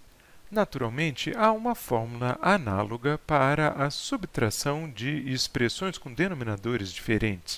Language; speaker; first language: Portuguese; native; Portuguese